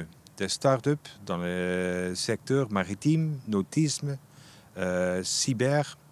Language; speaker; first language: French; non-native, fluent; Dutch